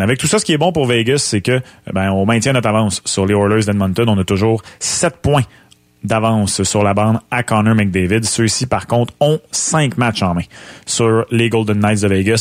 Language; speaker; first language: French; native; French